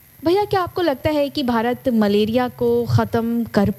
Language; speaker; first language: Hindi; native; Hindi